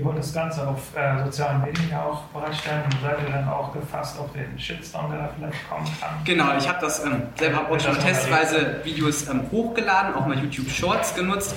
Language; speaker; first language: German; native; German